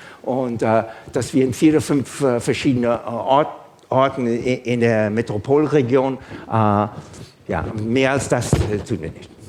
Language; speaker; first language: German; non-native, fluent; English